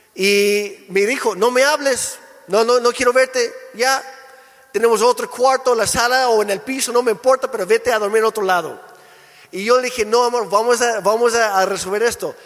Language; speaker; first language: Spanish; non-native, fluent; English